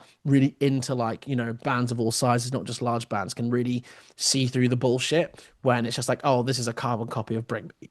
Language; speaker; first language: English; native; English